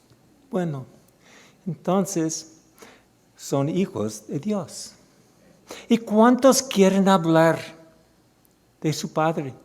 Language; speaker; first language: Spanish; non-native, fluent; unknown